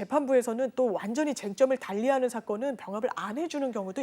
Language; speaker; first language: Korean; native; Korean